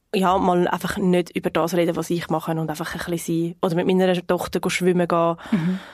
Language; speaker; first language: German; non-native, fluent; Portuguese